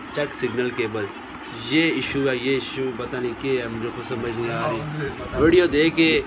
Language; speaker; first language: Urdu; non-native, local second language; Punjabi